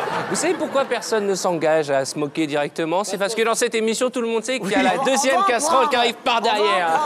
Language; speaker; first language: French; native; French